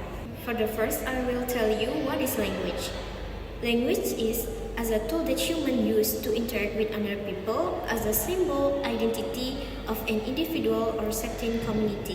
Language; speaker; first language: English; non-native, learner; Minangkabau